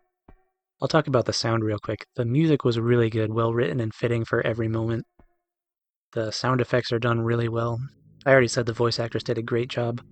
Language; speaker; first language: English; native; English